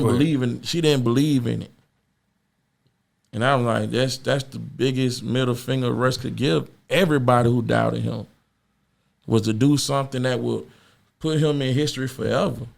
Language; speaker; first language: English; native; English